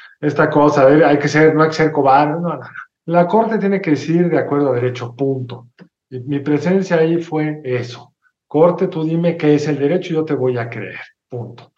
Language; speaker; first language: Spanish; native; Spanish